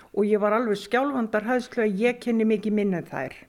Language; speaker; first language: Icelandic; native; Icelandic